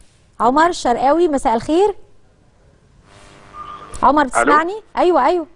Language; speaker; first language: Arabic; native; Arabic